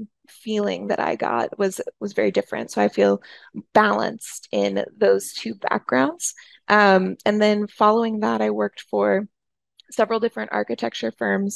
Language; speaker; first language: English; native; English